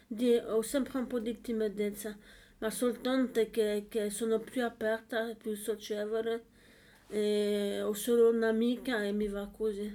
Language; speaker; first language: Italian; non-native, learner; French